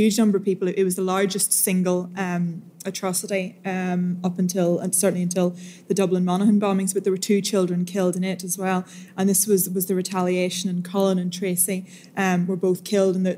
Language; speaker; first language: English; native; English